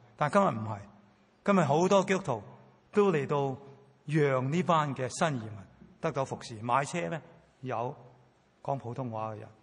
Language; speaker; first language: Chinese; non-native, local second language; Cantonese